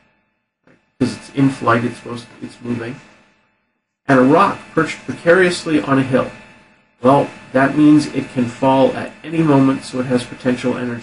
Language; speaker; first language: English; native; English